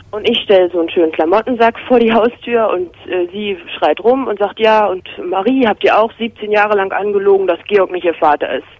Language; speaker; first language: German; native; German